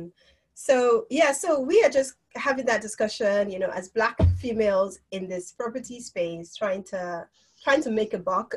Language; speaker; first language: English; non-native, local second language; Yoruba